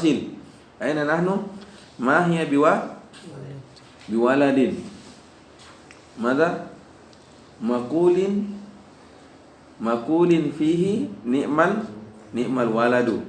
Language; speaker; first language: Arabic; non-native, fluent; Indonesian